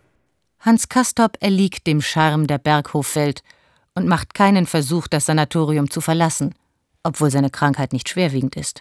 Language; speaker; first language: German; native; German